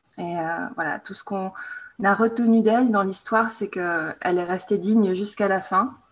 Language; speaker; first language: French; native; French